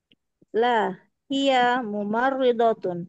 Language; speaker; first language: Arabic; non-native, learner; Indonesian